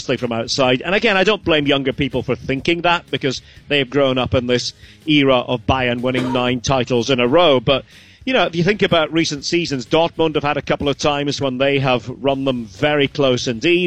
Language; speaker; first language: English; native; English